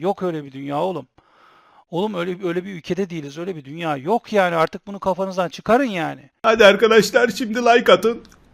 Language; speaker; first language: Turkish; native; Turkish